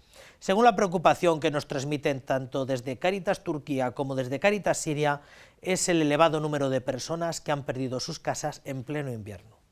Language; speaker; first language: Spanish; native; Spanish